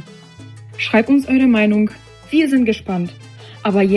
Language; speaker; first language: German; native; German